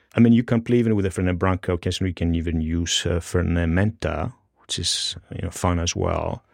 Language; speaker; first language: English; non-native, fluent; Greek